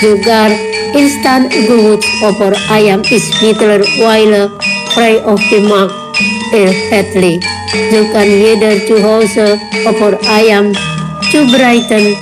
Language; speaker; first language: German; non-native, fluent; Indonesian